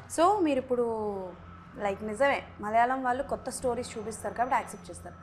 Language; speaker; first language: Telugu; native; Telugu